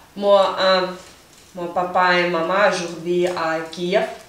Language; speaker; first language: French; non-native, learner; Ukrainian